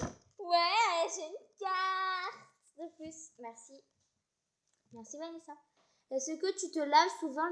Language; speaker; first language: French; native; French